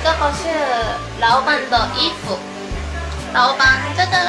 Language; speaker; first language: Chinese; non-native, learner; Korean